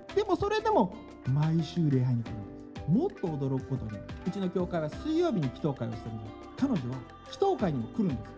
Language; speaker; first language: Japanese; native; Japanese